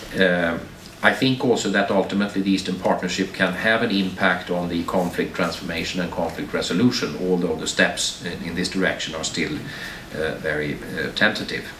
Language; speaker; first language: English; non-native, fluent; Swedish